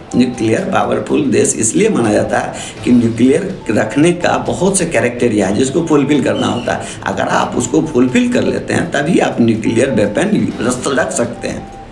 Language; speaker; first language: Hindi; non-native, local second language; Maithili